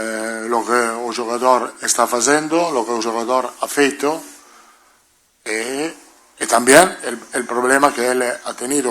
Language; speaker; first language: Portuguese; non-native, learner; Italian